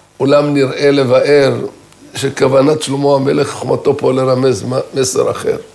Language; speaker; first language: Hebrew; native; Hebrew